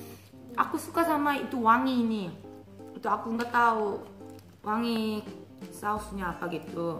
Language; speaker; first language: Indonesian; non-native, fluent; Korean